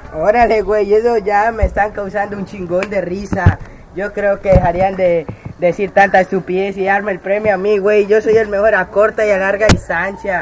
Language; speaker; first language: Spanish; native; Spanish